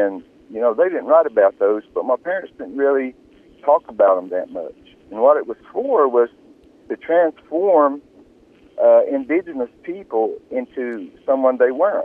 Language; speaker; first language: English; early bilingual, other home language; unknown